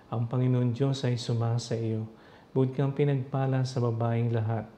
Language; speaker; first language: Filipino; native; Filipino